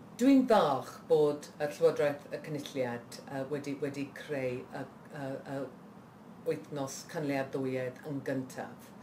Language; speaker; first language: Welsh; non-native, local second language; English